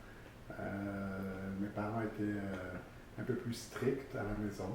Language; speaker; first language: French; early bilingual, other home language; Arabic